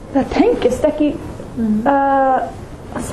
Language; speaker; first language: Icelandic; non-native, learner; English